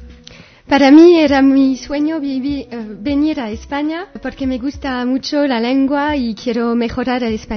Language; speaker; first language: Spanish; non-native, learner; French